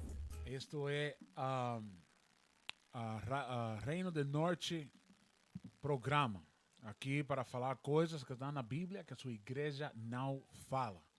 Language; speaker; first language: Portuguese; non-native, learner; Spanish